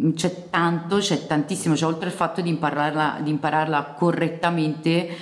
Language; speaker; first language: Italian; early bilingual, other home language; Serbian